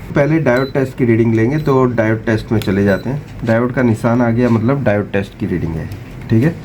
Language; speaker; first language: Hindi; non-native, local second language; Gujarati